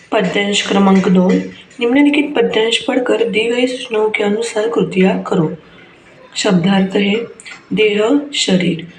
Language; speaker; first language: Hindi; non-native, local second language; Marathi